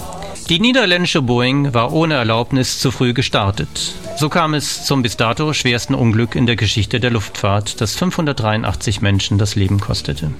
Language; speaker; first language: German; native; German